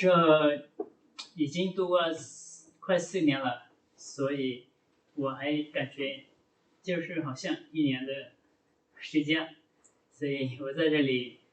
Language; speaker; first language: Chinese; non-native, fluent; Lao